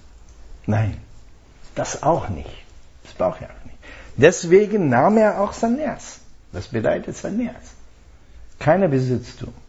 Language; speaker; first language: German; non-native, fluent; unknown